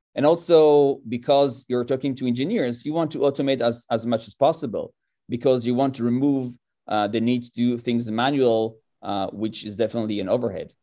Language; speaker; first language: English; non-native, fluent; French